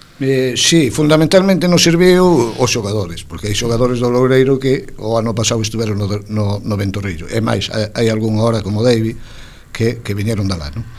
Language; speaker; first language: Galician; non-native, local second language; Spanish